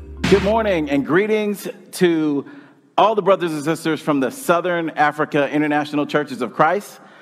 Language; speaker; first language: English; native; English